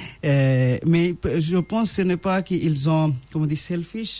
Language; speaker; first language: French; non-native, learner; Bangla